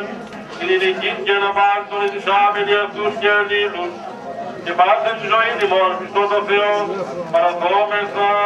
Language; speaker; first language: Greek; native; Greek